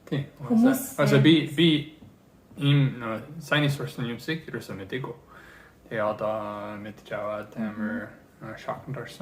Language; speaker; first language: Mongolian; early bilingual, heritage; English